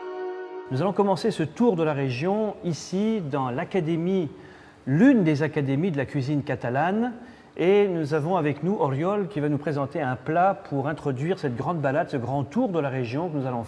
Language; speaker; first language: French; native; French